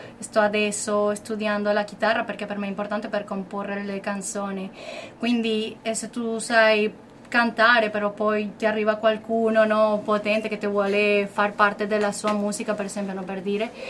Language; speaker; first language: Italian; non-native, fluent; Spanish